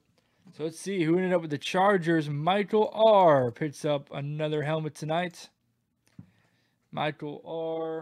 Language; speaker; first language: English; native; English